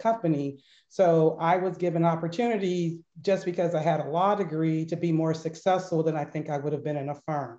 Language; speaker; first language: English; native; English